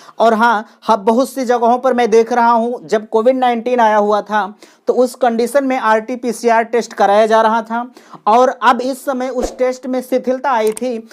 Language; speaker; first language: Hindi; native; Hindi